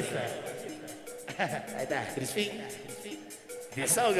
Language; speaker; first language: Spanish; native; Spanish